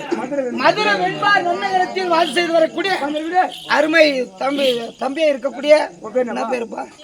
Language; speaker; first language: Tamil; native; Tamil